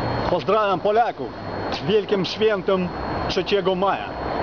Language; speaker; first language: Polish; non-native, fluent; Ukrainian